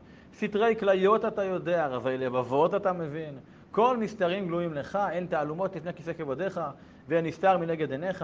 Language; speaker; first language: Hebrew; native; Hebrew